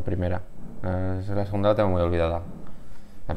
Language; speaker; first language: Spanish; native; Spanish